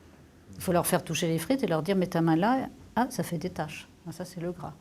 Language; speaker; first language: French; native; French